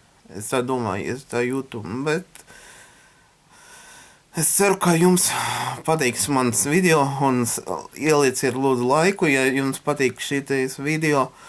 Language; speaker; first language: Latvian; non-native, local second language; Russian